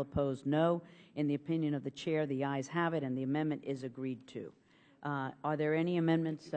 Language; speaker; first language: English; native; English